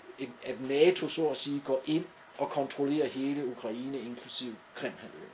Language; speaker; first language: Danish; native; Danish